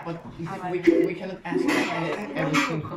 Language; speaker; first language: English; non-native, learner; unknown